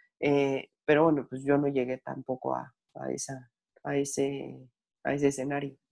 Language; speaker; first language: Spanish; native; Spanish